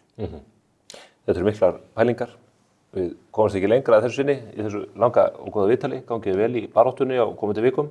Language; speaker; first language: Icelandic; native; Icelandic